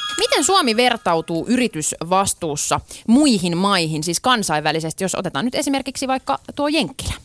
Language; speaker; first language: Finnish; native; Finnish